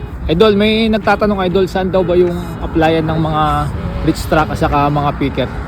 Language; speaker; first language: Filipino; native; Filipino